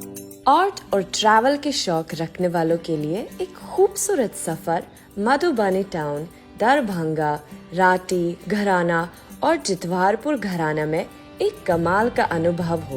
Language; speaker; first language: Hindi; native; Hindi